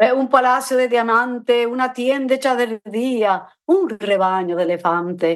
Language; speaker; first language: Spanish; early bilingual, other home language; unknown